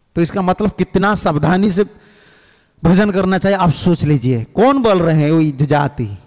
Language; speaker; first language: Hindi; non-native, local second language; Odia